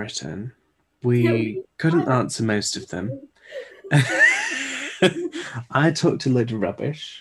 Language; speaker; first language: English; native; English